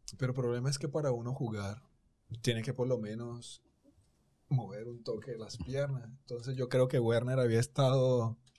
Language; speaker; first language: Spanish; native; Spanish